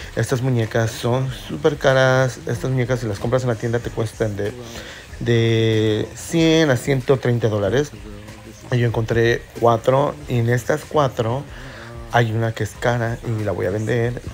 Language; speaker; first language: Spanish; native; Spanish